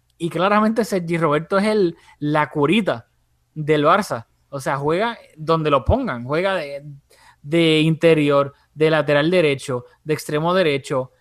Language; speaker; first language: Spanish; early bilingual, heritage; Spanish